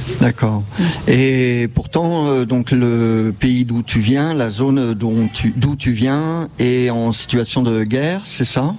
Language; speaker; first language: French; native; French